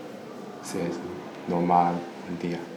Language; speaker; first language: Spanish; non-native, learner; Chinese